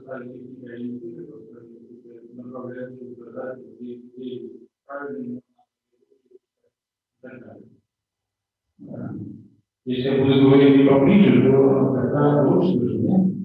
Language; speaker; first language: Russian; native; Russian